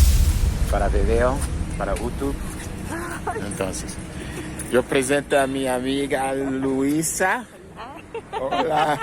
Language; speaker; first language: Spanish; non-native, learner; English